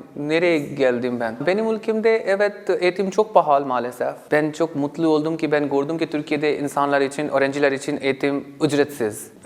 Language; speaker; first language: Turkish; non-native, fluent; Urdu